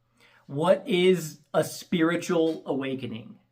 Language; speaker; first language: English; native; English